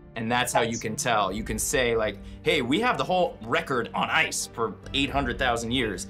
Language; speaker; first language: English; native; English